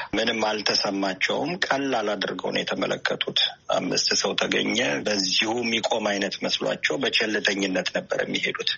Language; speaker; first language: Amharic; non-native, local second language; Italian